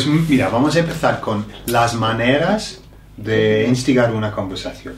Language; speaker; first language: Spanish; non-native, fluent; English